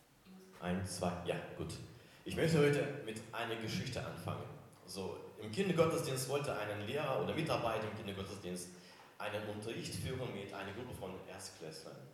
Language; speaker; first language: German; non-native, fluent; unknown